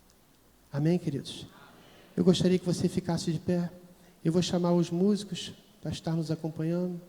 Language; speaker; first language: Portuguese; native; Portuguese